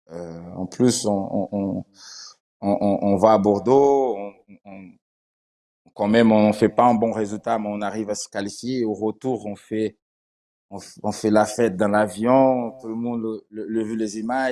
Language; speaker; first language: French; non-native, fluent; Portuguese